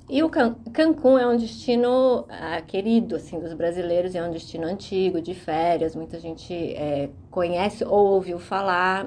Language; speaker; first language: Portuguese; native; Portuguese